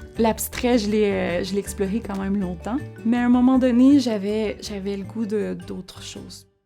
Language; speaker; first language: French; early bilingual, other home language; Spanish